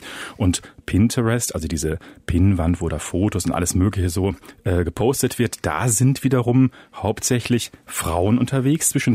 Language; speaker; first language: German; native; German